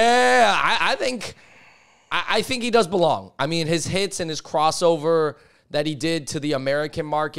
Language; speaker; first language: English; native; English